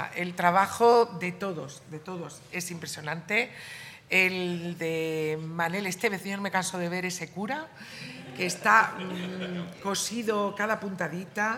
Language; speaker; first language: Spanish; native; Spanish